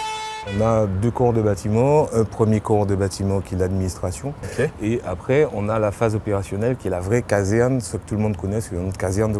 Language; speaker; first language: French; native; French